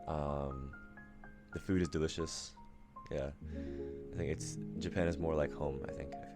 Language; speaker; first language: English; early bilingual, other home language; Japanese